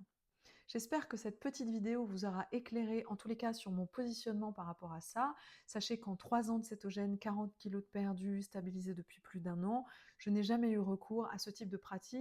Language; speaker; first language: French; native; French